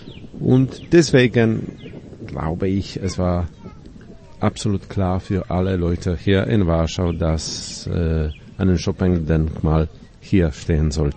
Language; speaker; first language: German; non-native, fluent; Polish